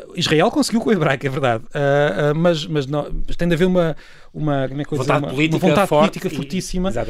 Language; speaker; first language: Portuguese; native; Portuguese